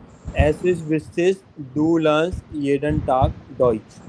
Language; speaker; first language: German; non-native, fluent; Hindi